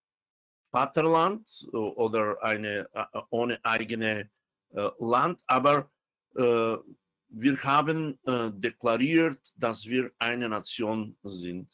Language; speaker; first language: German; non-native, fluent; Romany